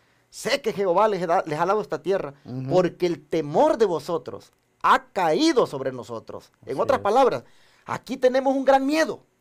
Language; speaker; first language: Spanish; native; Spanish